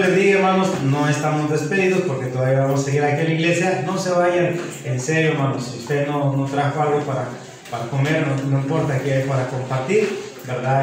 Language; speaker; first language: Spanish; native; Spanish